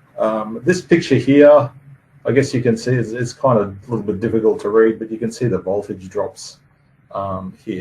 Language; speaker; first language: English; native; English